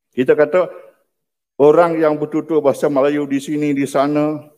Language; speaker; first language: Malay; non-native, local second language; Iban